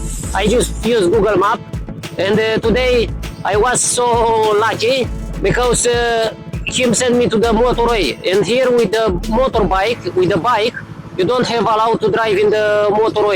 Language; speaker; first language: English; non-native, learner; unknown